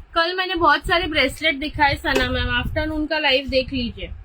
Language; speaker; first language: Hindi; non-native, local second language; Marathi